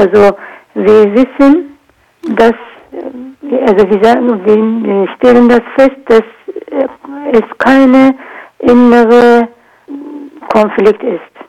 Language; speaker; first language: German; non-native, learner; Kurdish